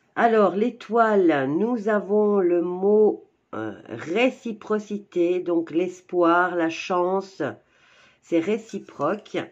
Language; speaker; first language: French; native; French